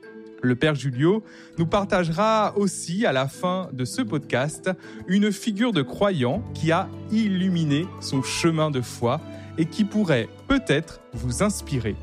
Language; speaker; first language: French; native; French